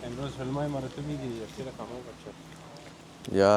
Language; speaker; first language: Persian; native; Persian